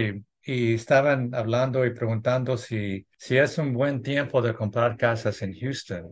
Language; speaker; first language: Spanish; early bilingual, heritage; English